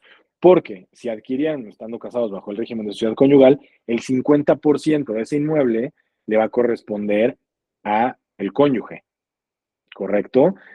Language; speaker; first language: Spanish; native; Spanish